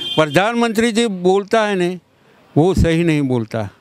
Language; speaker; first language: Hindi; non-native, local second language; Gujarati